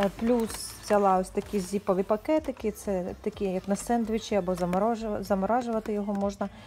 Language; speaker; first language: Ukrainian; non-native, local second language; Russian